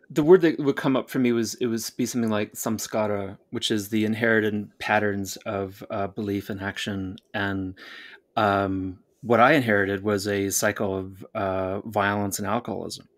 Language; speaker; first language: English; native; English